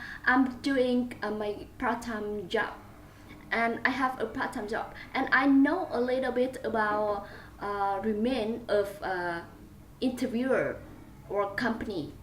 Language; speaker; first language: English; non-native, learner; Vietnamese